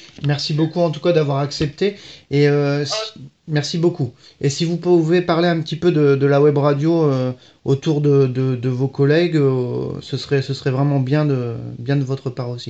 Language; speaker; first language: French; native; French